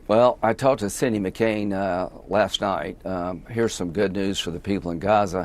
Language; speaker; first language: English; native; English